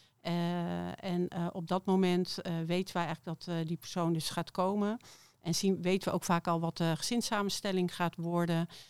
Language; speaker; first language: Dutch; native; Dutch